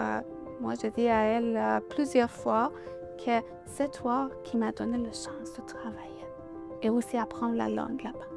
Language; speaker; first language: French; non-native, learner; Persian